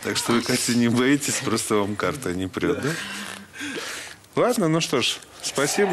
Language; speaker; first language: Russian; native; Russian